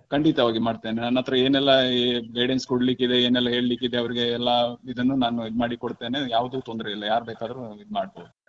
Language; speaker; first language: Kannada; non-native, local second language; Kodava